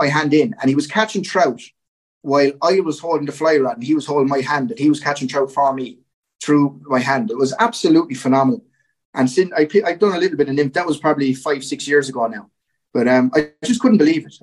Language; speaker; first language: English; native; English